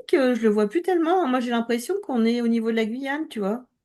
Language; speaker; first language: French; native; French